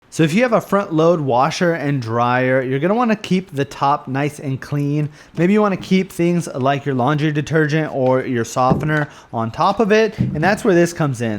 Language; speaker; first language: English; native; English